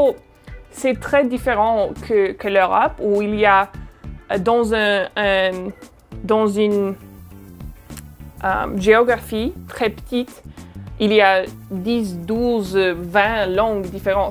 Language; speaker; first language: French; non-native, fluent; English